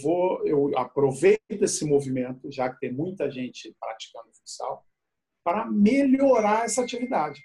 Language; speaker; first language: Portuguese; native; Portuguese